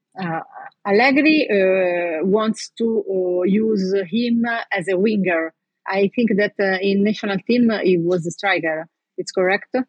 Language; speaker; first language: English; non-native, learner; Italian